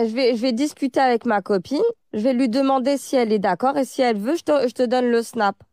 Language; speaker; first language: French; early bilingual, other home language; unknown